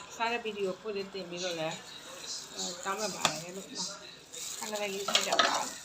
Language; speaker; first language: Burmese; non-native, local second language; S'gaw Karen